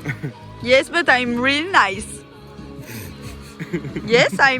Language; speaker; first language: English; non-native, learner; French